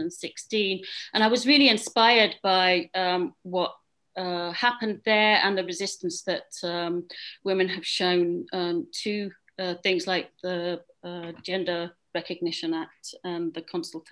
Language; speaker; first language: English; native; English